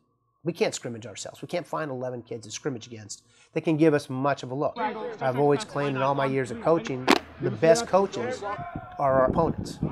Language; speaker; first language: English; native; English